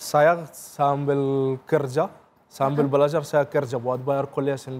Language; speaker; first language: Indonesian; non-native, fluent; Arabic